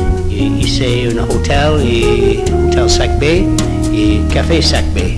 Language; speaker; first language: Spanish; non-native, learner; English